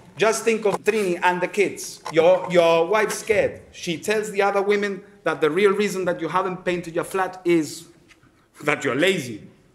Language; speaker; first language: English; non-native, local second language; Spanish